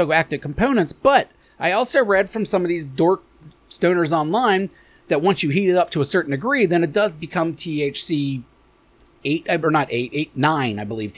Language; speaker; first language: English; native; English